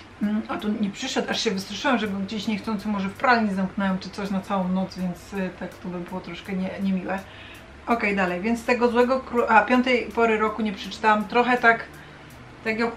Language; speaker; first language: Polish; native; Polish